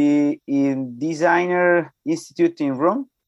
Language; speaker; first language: English; non-native, fluent; Italian